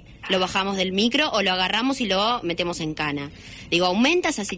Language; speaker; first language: Spanish; native; Spanish